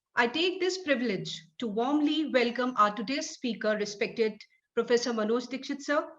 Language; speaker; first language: English; non-native, local second language; Hindi